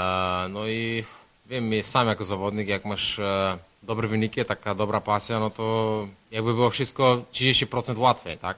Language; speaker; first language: Polish; non-native, fluent; Slovenian